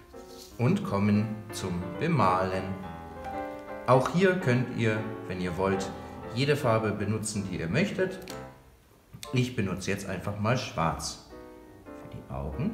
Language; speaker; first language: German; native; German